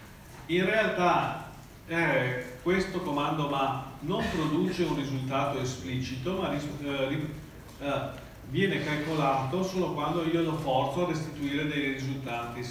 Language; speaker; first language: Italian; native; Italian